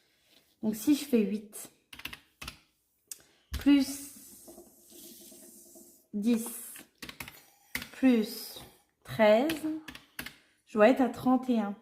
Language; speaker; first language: French; native; French